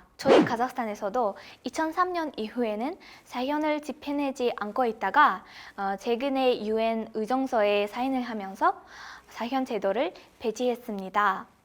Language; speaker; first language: Korean; non-native, fluent; Kazakh